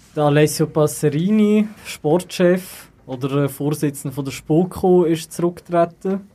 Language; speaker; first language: German; native; German